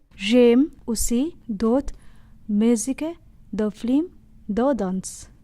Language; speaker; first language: French; non-native, learner; Bangla